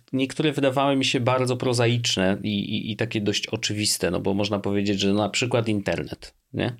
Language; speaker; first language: Polish; native; Polish